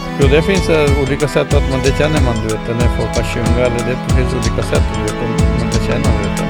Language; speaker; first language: Swedish; non-native, fluent; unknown